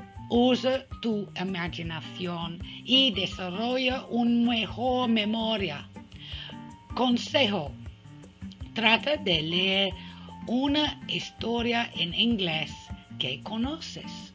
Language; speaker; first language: Spanish; non-native, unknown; English